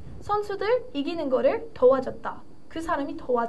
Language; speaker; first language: Korean; early bilingual, heritage; English